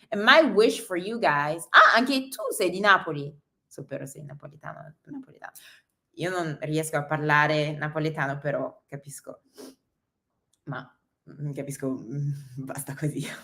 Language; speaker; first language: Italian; non-native, learner; English